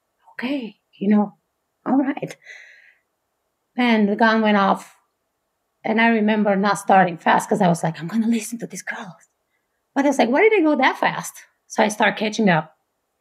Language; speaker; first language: English; non-native, fluent; Romanian